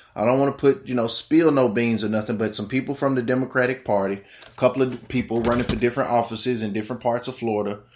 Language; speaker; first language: English; native; English